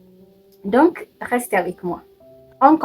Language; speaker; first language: French; non-native, fluent; Amharic